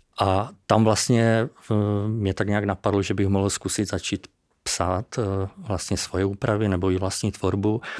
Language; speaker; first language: Czech; native; Czech